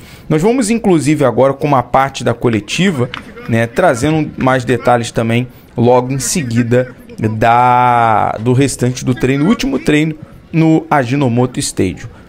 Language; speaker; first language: Portuguese; native; Portuguese